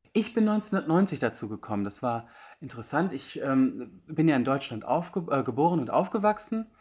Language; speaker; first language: German; native; German